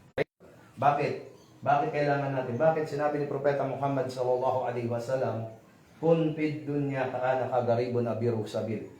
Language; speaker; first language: Filipino; native; Filipino